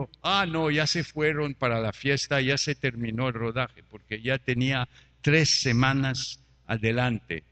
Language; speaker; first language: Spanish; non-native, fluent; French